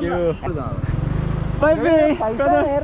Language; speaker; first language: English; non-native, learner; Korean